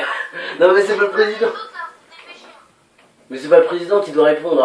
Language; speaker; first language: French; native; French